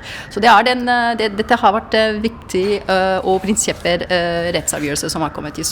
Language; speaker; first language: Norwegian; non-native, fluent; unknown